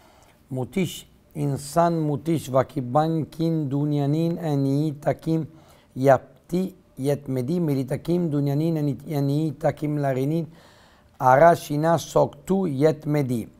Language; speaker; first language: Turkish; non-native, learner; Italian